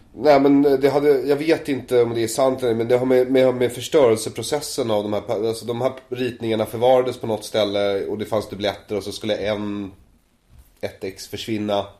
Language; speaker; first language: Swedish; native; Swedish